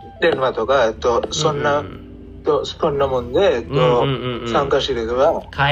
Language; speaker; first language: Japanese; non-native, learner; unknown